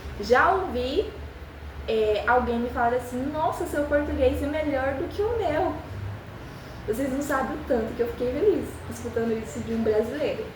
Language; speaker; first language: Portuguese; early bilingual, other home language; Spanish